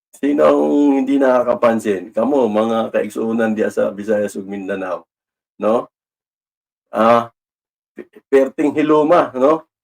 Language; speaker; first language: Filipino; non-native, local second language; Cebuano